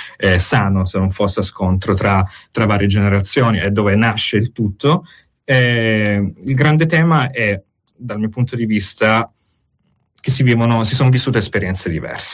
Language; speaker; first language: Italian; native; Italian